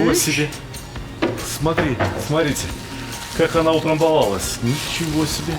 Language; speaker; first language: Russian; native; Russian